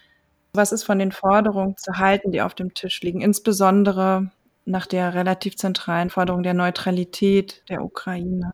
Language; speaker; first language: German; native; German